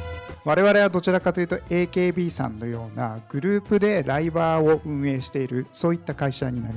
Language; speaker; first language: Japanese; native; Japanese